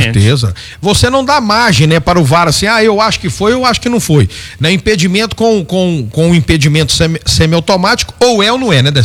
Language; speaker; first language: Portuguese; native; Portuguese